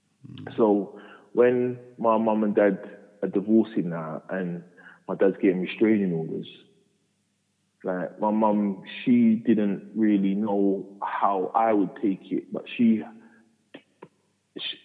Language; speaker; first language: English; native; English